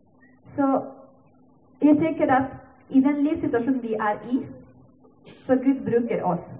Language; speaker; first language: Norwegian; non-native, fluent; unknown